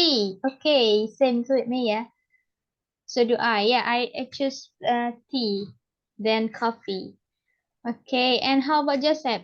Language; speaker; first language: English; non-native, fluent; Indonesian